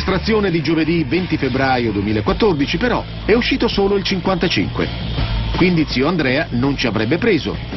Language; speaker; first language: Italian; native; Italian